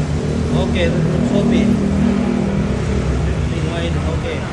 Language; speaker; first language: Indonesian; non-native, local second language; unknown